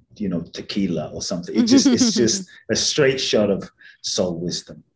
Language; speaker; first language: English; native; English